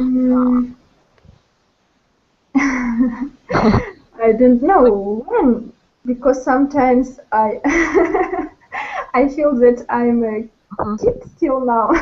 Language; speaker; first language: English; non-native, learner; Russian